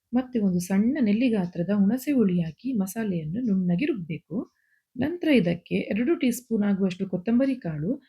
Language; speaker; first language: Kannada; non-native, local second language; Konkani